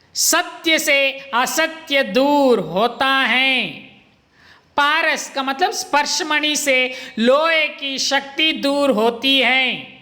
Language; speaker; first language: Hindi; non-native, local second language; Kannada